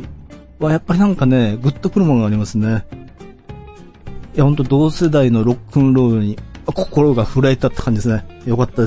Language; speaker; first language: Japanese; native; Japanese